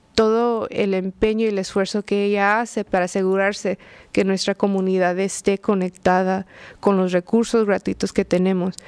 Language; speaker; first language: Spanish; early bilingual, heritage; Spanish